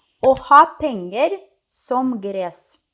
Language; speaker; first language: Norwegian; non-native, fluent; Ukrainian